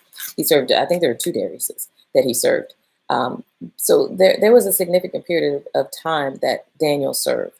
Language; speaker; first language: English; native; English